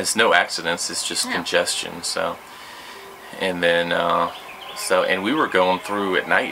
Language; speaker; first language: English; native; English